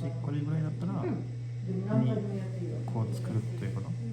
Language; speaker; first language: Japanese; non-native, fluent; French